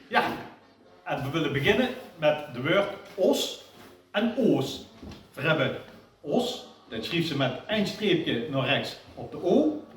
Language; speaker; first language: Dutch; native; Dutch